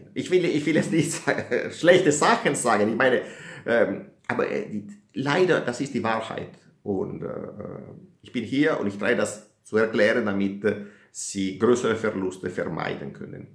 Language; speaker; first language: German; non-native, fluent; Italian